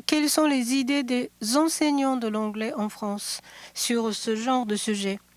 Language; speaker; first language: French; non-native, fluent; Japanese